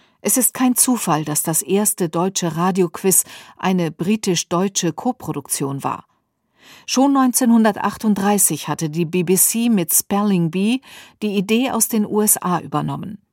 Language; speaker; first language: German; native; German